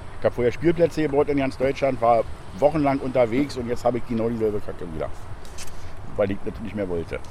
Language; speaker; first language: German; native; German